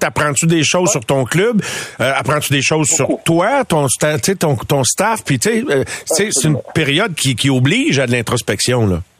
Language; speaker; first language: French; native; French